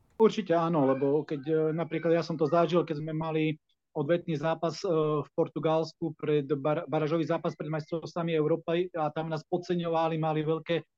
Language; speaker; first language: Slovak; native; Slovak